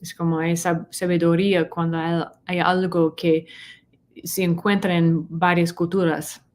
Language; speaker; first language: Spanish; non-native, fluent; English